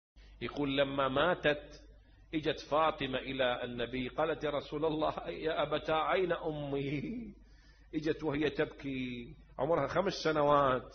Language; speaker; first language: Arabic; native; Arabic